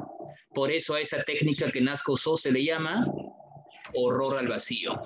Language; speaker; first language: Spanish; native; Spanish